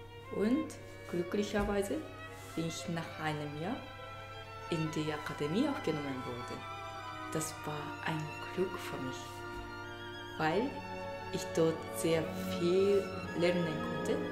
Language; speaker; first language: German; non-native, fluent; Japanese